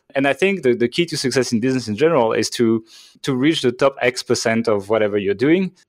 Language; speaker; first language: English; non-native, fluent; French